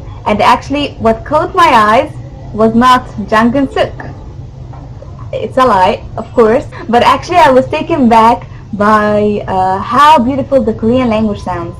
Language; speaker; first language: English; non-native, fluent; Arabic